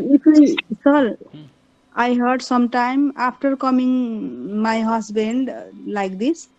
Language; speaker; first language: English; non-native, learner; Hindi